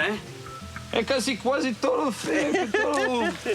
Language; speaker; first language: Portuguese; non-native, learner; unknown